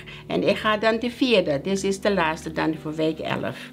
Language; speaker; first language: Dutch; non-native, learner; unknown